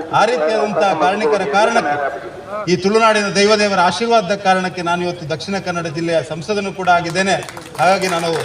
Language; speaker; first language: Kannada; non-native, local second language; Tulu